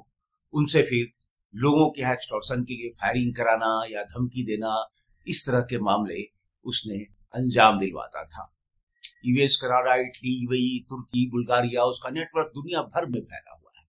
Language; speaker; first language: Hindi; native; Hindi